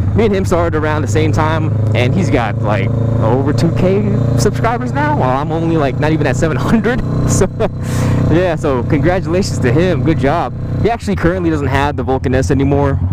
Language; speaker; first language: English; native; English